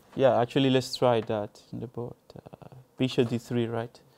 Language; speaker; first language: English; non-native, fluent; Spanish